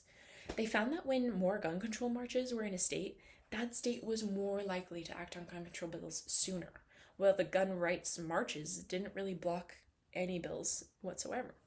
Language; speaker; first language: English; native; English